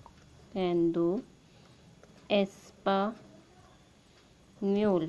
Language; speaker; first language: Spanish; non-native, learner; Hindi